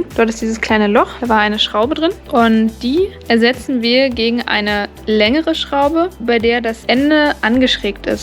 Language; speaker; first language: German; native; German